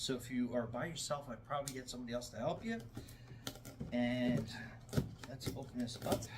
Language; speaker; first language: English; native; English